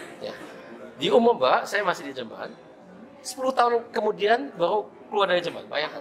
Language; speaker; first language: Indonesian; early bilingual, heritage; German